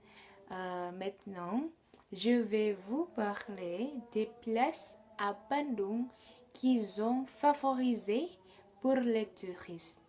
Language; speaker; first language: French; non-native, learner; Indonesian